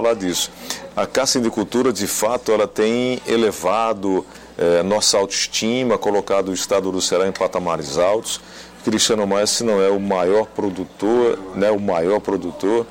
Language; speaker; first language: Portuguese; native; Portuguese